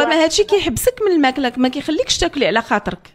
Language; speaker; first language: Arabic; native; Arabic